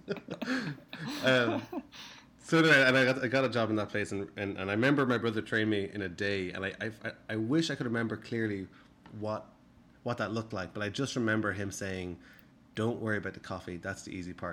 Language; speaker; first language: English; native; English